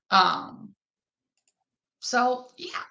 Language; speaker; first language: English; native; English